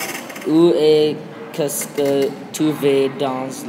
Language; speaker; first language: French; non-native, learner; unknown